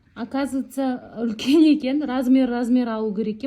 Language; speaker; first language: Russian; non-native, local second language; Kazakh